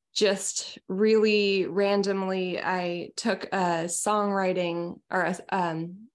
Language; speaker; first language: English; native; English